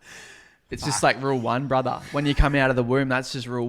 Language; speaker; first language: English; native; English